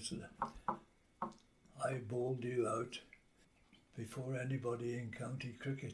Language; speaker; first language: English; native; English